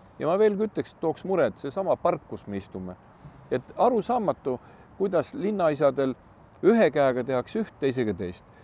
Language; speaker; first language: Estonian; native; Estonian